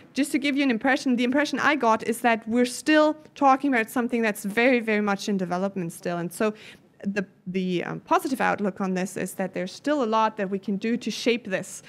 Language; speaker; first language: English; non-native, fluent; German